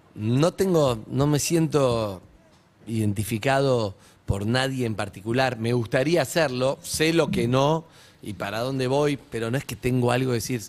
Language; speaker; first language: Spanish; native; Spanish